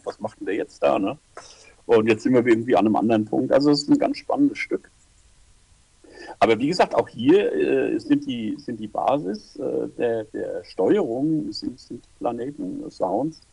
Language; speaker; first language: German; native; German